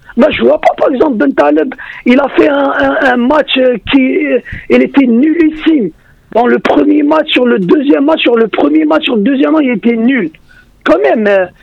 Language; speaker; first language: French; non-native, local second language; Arabic